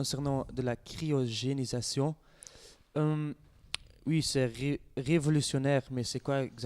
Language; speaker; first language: French; non-native, learner; Dutch